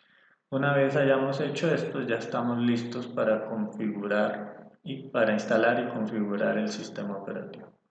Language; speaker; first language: Spanish; native; Spanish